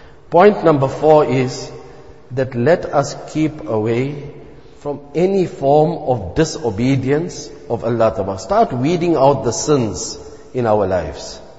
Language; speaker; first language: English; native; English